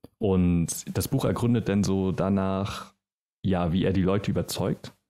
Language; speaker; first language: German; native; German